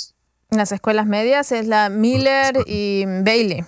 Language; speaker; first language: Spanish; native; Spanish